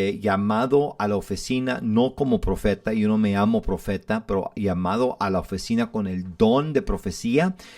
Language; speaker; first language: Spanish; early bilingual, heritage; English